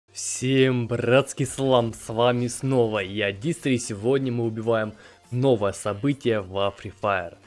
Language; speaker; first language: Russian; native; Russian